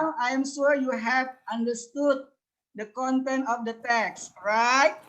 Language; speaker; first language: English; non-native, learner; Indonesian